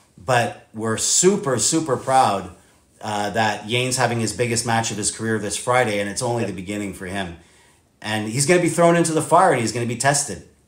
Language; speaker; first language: English; native; English